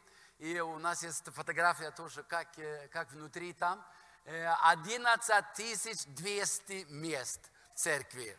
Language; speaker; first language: Russian; non-native, fluent; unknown